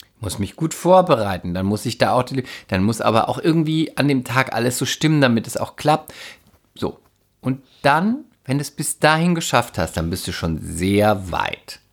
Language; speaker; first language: German; non-native, fluent; Spanish